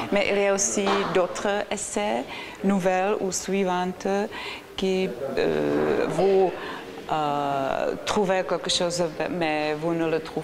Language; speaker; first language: French; non-native, learner; Czech